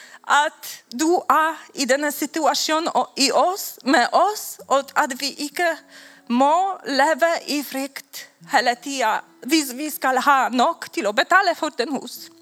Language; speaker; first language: Swedish; non-native, learner; Polish